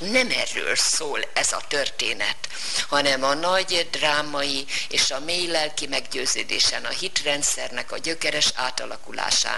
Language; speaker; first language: Hungarian; native; Hungarian